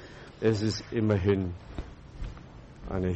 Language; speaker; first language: German; non-native, fluent; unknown